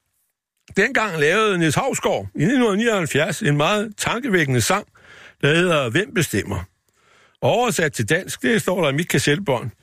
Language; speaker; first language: Danish; native; Danish